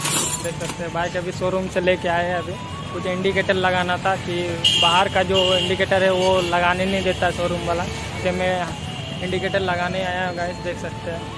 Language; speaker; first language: Hindi; native; Hindi